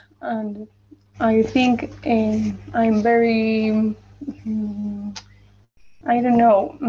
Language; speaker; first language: English; non-native, learner; Spanish